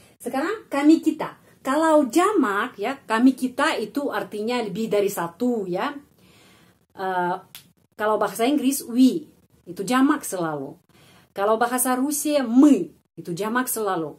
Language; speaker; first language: Indonesian; non-native, fluent; Russian